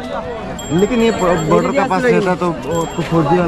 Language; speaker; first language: Hindi; non-native, learner; Bangla